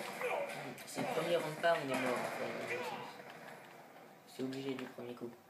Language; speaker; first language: French; native; French